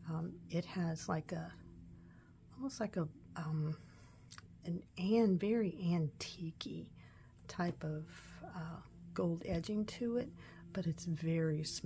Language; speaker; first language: English; native; English